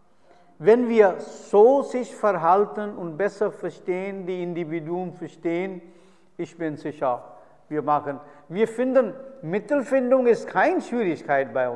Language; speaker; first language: German; non-native, fluent; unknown